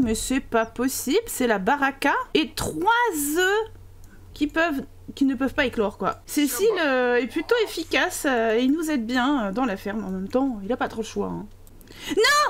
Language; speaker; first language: French; native; French